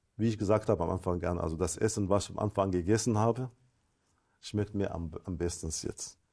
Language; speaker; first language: German; non-native, fluent; Arabic